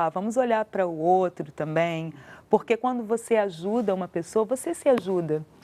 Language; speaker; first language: Portuguese; native; Portuguese